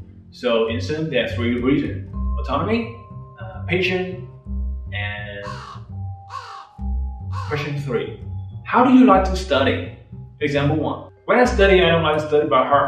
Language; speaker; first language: English; non-native, fluent; Vietnamese